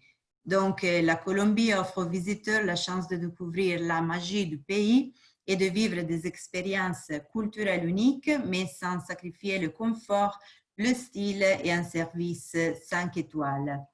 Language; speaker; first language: French; non-native, fluent; Portuguese